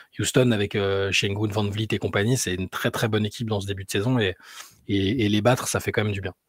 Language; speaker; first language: French; native; French